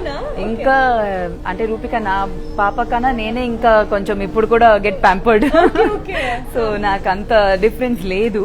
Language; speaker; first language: Telugu; non-native, local second language; Tamil